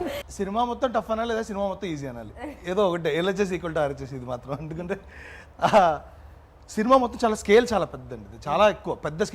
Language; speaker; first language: Telugu; native; Telugu